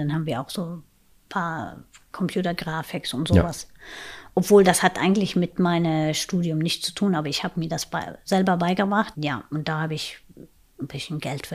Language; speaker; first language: German; non-native, fluent; Arabic